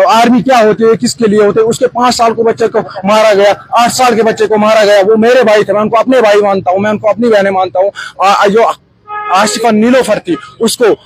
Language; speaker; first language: Hindi; non-native, local second language; Kashmiri